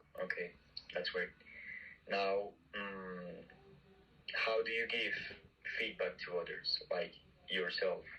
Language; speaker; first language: English; non-native, fluent; Spanish